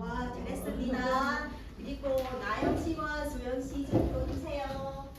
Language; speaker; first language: Korean; non-native, fluent; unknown